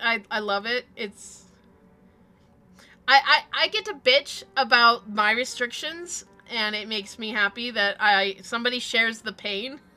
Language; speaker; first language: English; native; English